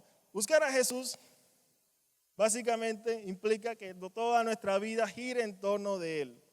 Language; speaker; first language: Spanish; native; Spanish